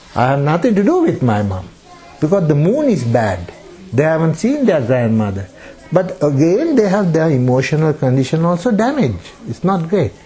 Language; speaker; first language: English; non-native, local second language; Sinhala